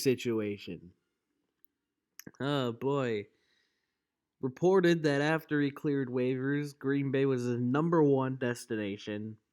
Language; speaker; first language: English; native; English